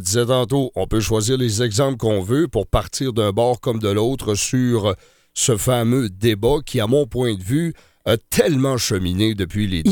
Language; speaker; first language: French; native; French